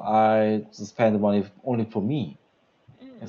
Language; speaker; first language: English; non-native, learner; Korean